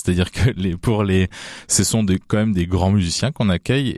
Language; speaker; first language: French; native; French